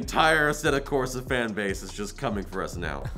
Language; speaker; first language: English; native; English